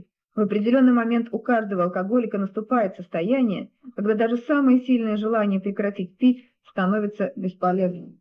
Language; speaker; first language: Russian; native; Russian